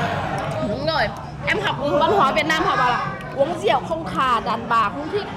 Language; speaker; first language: Vietnamese; non-native, fluent; Lao